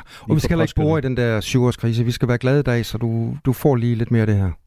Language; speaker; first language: Danish; native; Danish